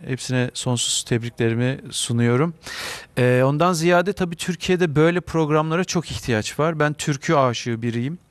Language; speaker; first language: Turkish; native; Turkish